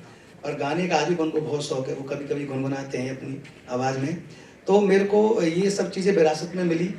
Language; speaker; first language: Hindi; native; Hindi